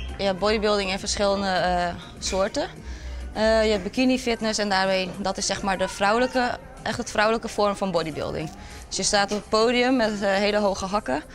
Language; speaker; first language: Dutch; native; Dutch